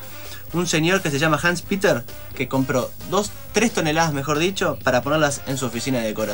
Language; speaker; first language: Spanish; native; Spanish